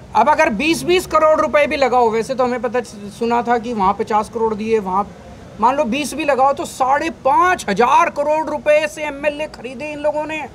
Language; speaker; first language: Hindi; native; Hindi